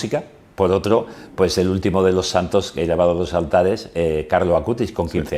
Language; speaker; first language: Spanish; native; Spanish